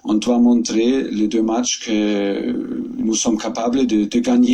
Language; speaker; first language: French; non-native, fluent; German